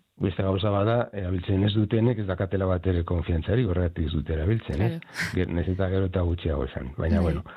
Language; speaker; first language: Basque; native; Basque